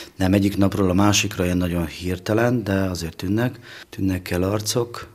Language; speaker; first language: Hungarian; native; Hungarian